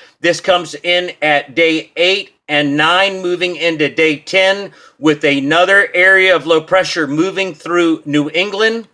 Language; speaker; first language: English; native; English